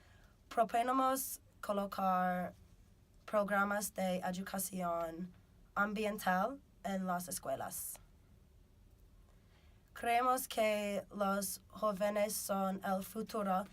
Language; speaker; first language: Spanish; non-native, fluent; English